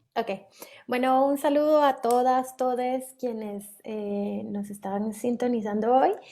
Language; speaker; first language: Spanish; native; Spanish